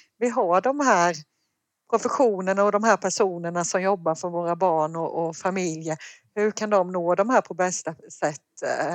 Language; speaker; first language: Swedish; native; Swedish